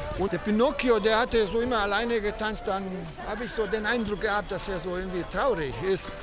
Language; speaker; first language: German; non-native, fluent; Italian